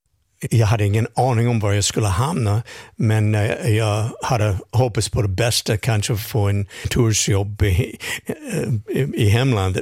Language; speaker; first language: Swedish; non-native, fluent; English